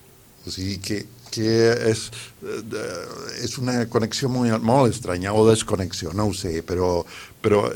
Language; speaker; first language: Catalan; non-native, fluent; Spanish